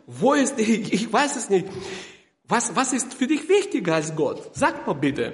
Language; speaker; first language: German; non-native, fluent; Russian